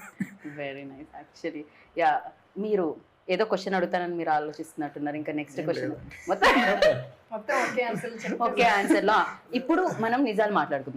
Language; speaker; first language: Telugu; native; Telugu